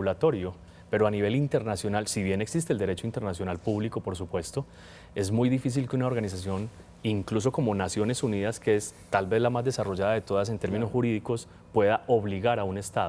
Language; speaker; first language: Spanish; native; Spanish